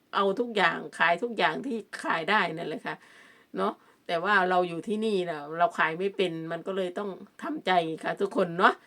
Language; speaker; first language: Thai; native; Thai